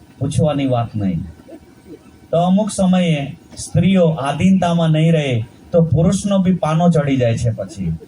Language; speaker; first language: Gujarati; non-native, local second language; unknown